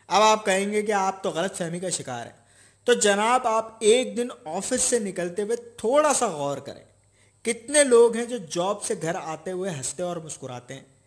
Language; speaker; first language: Urdu; native; Urdu